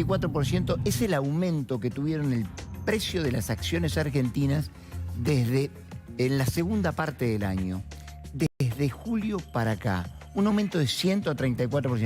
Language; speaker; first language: Spanish; native; Spanish